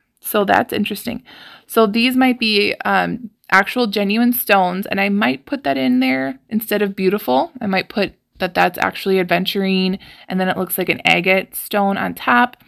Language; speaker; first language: English; native; English